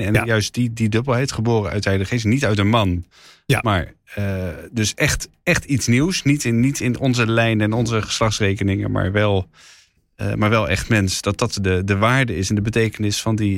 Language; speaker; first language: Dutch; native; Dutch